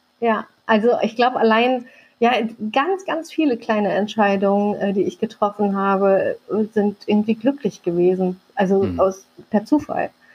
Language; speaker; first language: German; early bilingual, other home language; Turkish